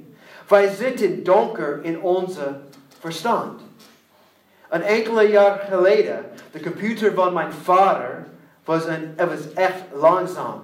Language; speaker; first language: Dutch; non-native, learner; English